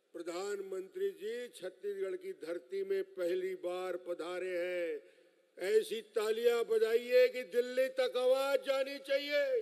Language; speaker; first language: Hindi; native; Hindi